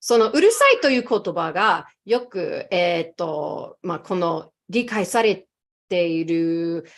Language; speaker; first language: Japanese; non-native, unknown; English